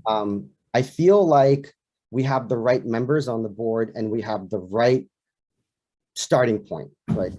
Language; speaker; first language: English; native; English